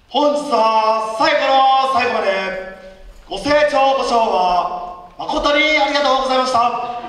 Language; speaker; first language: Japanese; native; Japanese